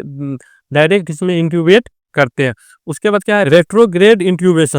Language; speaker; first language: Hindi; native; Hindi